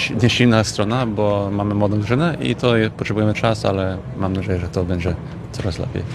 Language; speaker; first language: Polish; early bilingual, heritage; English